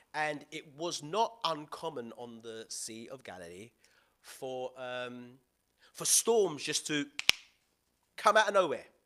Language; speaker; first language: English; native; English